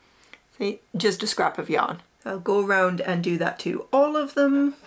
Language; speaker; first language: English; native; English